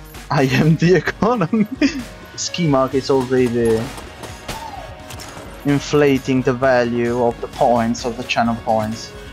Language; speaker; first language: English; non-native, fluent; Italian